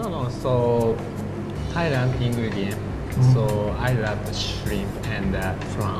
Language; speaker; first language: English; non-native, learner; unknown